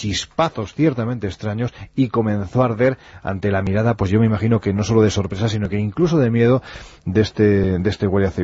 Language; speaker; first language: Spanish; native; Spanish